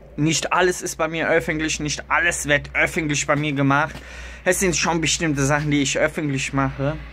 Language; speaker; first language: German; early bilingual, other home language; Italian